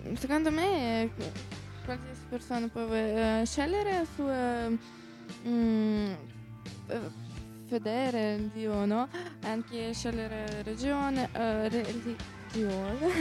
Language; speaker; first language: Italian; non-native, learner; Russian